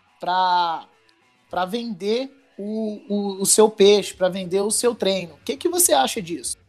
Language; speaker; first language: Portuguese; native; Portuguese